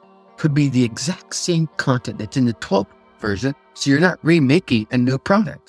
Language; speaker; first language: English; native; English